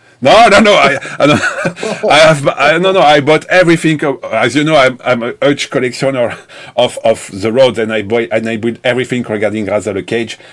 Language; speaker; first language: English; non-native, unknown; French